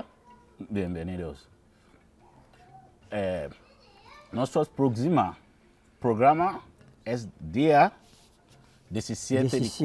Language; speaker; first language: Spanish; non-native, learner; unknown